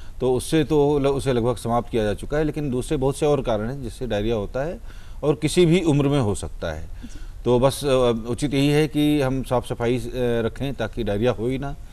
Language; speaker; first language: Hindi; native; Hindi